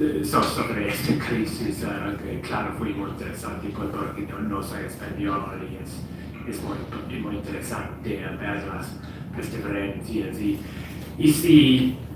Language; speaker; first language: Spanish; non-native, fluent; English